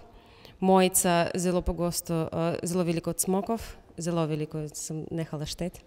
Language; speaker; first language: Slovenian; non-native, fluent; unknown